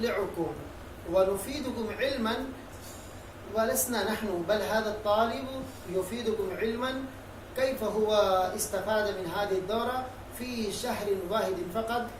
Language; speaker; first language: Arabic; non-native, fluent; Urdu